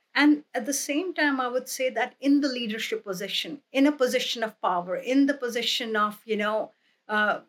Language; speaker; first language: English; non-native, local second language; Hindi